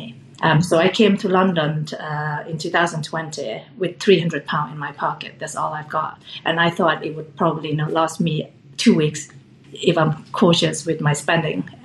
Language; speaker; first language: English; non-native, fluent; Thai